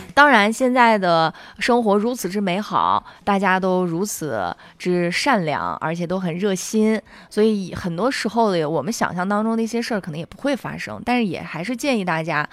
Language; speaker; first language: Chinese; native; Chinese